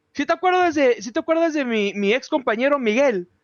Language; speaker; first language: Spanish; early bilingual, heritage; Spanish